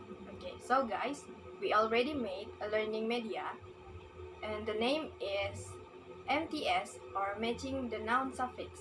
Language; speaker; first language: English; non-native, learner; Indonesian